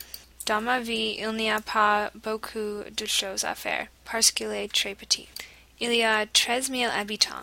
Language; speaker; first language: French; non-native, learner; English